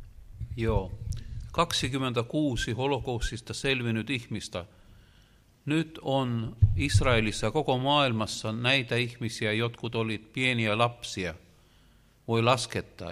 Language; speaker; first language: Finnish; non-native, learner; Russian